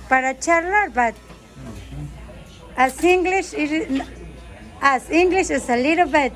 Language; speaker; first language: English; non-native, learner; Spanish